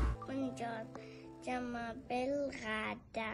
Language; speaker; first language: French; non-native, learner; Arabic